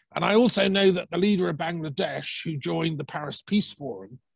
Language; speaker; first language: English; native; English